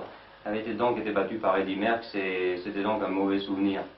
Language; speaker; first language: French; native; French